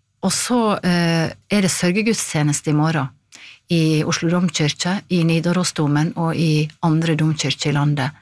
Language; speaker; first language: Norwegian; native; Norwegian